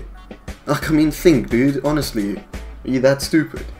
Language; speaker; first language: English; native; English